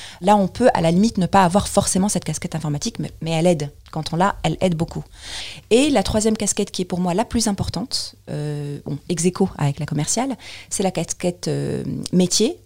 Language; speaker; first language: French; non-native, local second language; Arabic